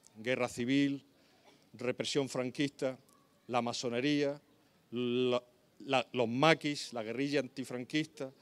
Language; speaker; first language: Spanish; native; Spanish